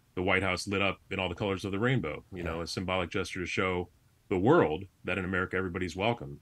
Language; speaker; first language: English; native; English